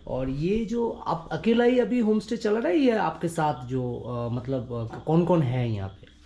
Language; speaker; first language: Hindi; non-native, local second language; Bangla